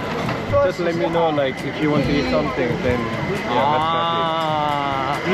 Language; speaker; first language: English; non-native, learner; Korean